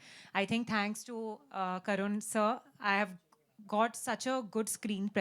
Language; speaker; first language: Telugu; non-native, learner; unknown